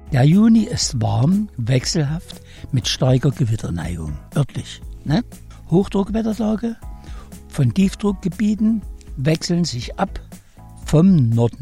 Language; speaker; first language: German; native; German